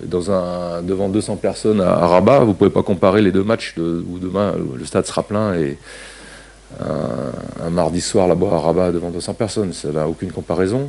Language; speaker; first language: French; native; French